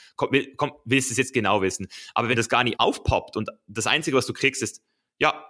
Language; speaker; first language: German; early bilingual, other home language; Azerbaijani